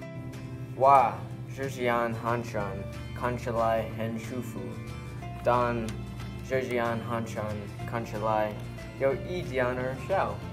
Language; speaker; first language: Chinese; non-native, learner; English